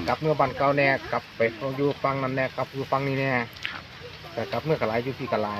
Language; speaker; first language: Thai; non-native, local second language; Northeastern Thai